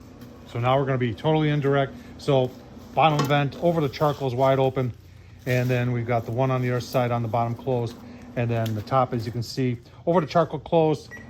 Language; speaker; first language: English; native; English